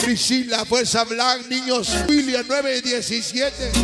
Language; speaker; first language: Spanish; native; Spanish